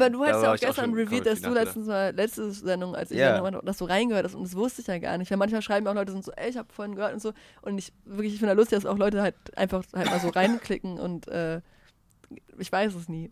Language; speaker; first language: German; native; German